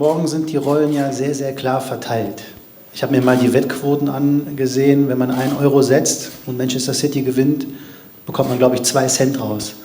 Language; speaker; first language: German; native; German